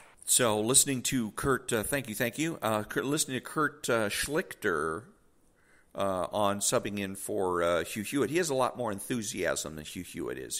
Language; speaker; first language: English; native; English